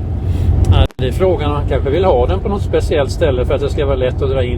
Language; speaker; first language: Swedish; native; Swedish